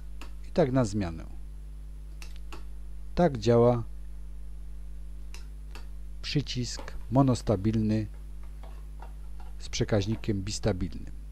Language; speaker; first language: Polish; native; Polish